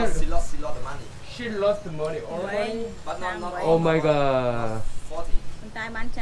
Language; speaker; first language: English; non-native, learner; Korean